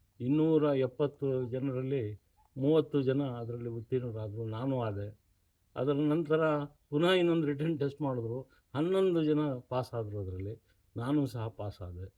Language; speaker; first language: Kannada; non-native, local second language; Urdu